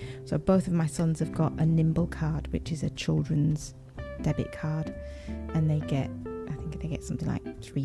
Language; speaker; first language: English; native; English